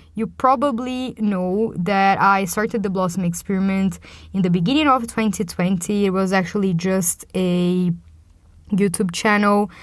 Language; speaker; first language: English; non-native, fluent; Portuguese